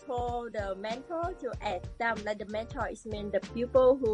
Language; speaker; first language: English; non-native, learner; Vietnamese